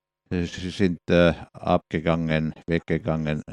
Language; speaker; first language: German; non-native, fluent; Finnish